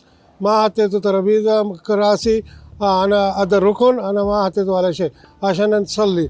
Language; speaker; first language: Arabic; non-native, learner; Urdu